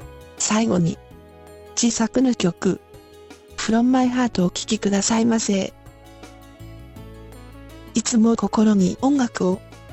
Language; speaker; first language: Japanese; native; Japanese